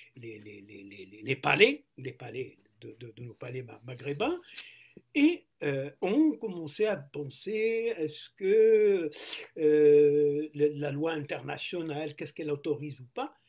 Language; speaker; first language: French; non-native, local second language; Arabic